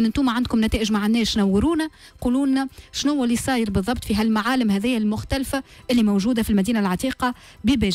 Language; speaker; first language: Arabic; native; Arabic